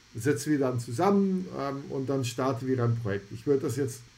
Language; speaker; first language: German; non-native, fluent; Dutch